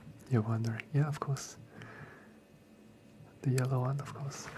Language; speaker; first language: English; non-native, fluent; Chinese